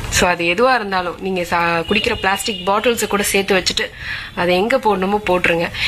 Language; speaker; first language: Tamil; non-native, local second language; Malayalam